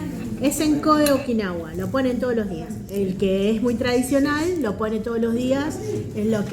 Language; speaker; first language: Spanish; native; Spanish